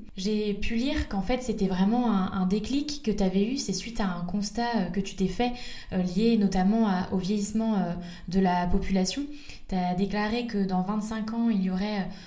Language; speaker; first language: French; native; French